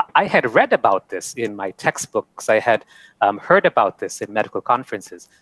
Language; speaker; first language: English; native; English